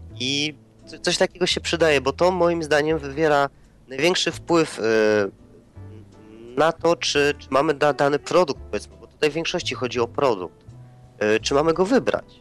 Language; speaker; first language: Polish; native; Polish